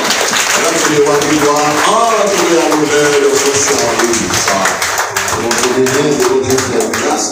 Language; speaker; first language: French; non-native, local second language; Haitian Creole